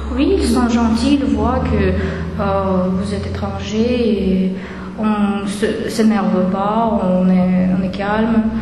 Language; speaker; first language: French; non-native, fluent; Russian